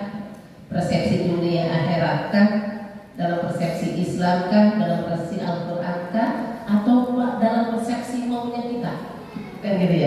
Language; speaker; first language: Indonesian; native; Indonesian